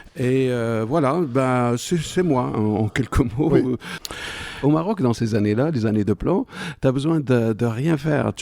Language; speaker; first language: French; non-native, local second language; Arabic